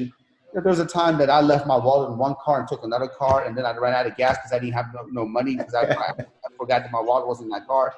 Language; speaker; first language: English; non-native, fluent; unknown